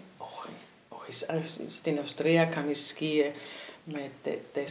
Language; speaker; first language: Greek; non-native, learner; German